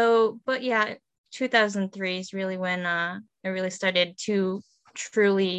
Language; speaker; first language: English; native; English